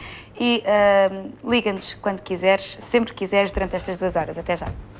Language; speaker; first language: Portuguese; native; Portuguese